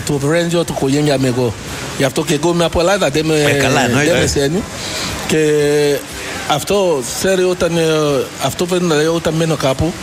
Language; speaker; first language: Greek; non-native, local second language; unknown